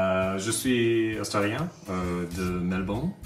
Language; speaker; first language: French; non-native, learner; English